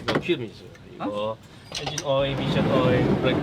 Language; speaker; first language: Korean; non-native, learner; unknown